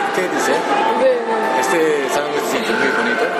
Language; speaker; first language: Spanish; non-native, learner; Japanese